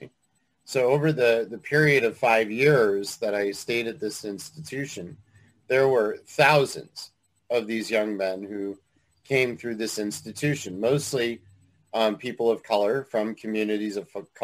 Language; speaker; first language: English; native; English